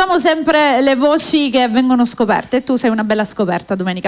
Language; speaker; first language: Italian; native; Italian